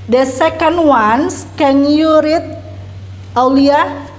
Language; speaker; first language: English; non-native, learner; Indonesian